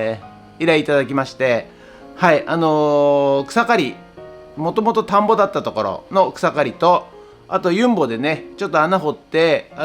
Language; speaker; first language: Japanese; native; Japanese